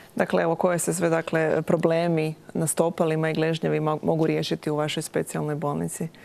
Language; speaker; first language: Croatian; native; Croatian